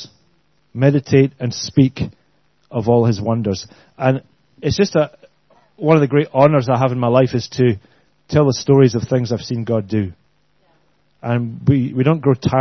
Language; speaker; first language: English; native; English